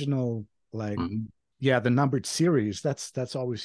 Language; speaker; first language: English; non-native, fluent; Swedish